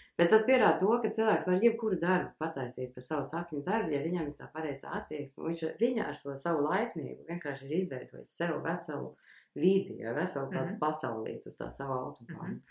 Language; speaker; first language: Latvian; early bilingual, heritage; Latvian